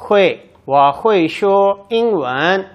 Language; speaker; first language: Chinese; non-native, learner; Urdu